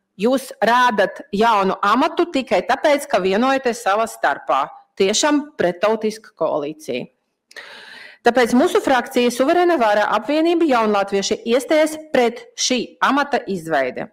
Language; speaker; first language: Latvian; non-native, local second language; Russian